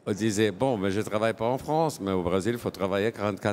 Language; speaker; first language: French; non-native, fluent; Portuguese